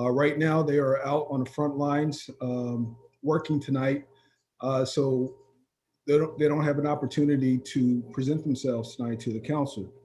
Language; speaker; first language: English; native; English